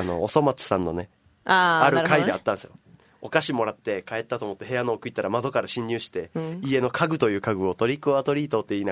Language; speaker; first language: Japanese; native; Japanese